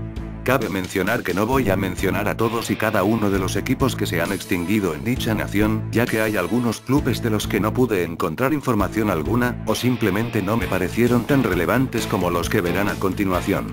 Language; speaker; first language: Spanish; native; Spanish